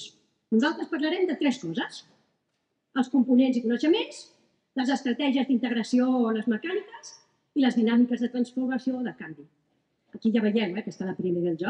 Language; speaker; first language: Catalan; native; Catalan